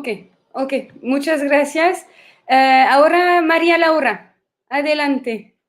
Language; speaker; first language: Spanish; non-native, fluent; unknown